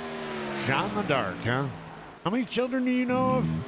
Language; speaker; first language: English; native; English